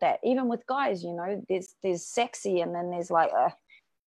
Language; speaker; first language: English; native; English